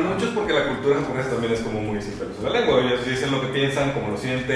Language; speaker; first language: Spanish; native; Spanish